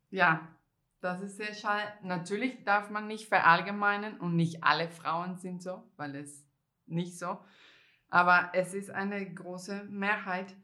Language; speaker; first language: German; non-native, fluent; Spanish